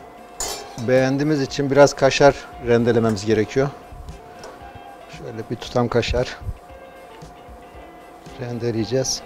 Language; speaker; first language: Turkish; native; Turkish